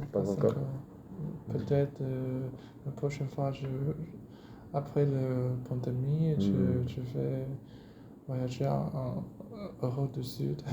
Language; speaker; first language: French; non-native, learner; Chinese